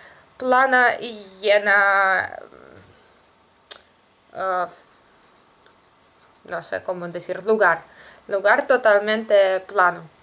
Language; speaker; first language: Spanish; non-native, learner; Russian